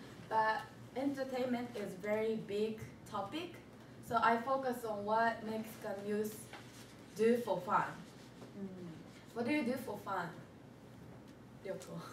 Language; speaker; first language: English; non-native, learner; Japanese